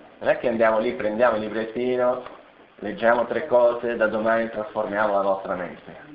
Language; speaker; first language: Italian; non-native, fluent; Portuguese